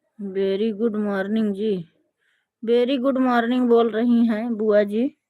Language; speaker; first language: Hindi; native; Hindi